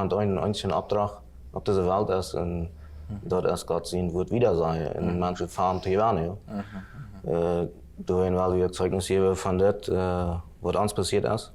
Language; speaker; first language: German; non-native, local second language; Plautdietsch